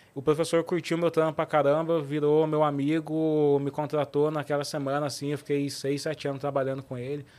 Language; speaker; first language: Portuguese; native; Portuguese